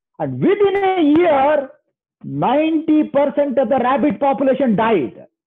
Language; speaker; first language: English; non-native, local second language; Kannada